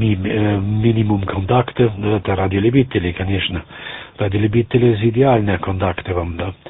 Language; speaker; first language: Russian; non-native, learner; German